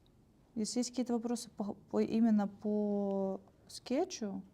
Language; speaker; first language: Russian; non-native, fluent; Estonian